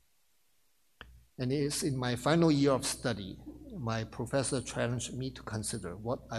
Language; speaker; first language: English; non-native, local second language; Cantonese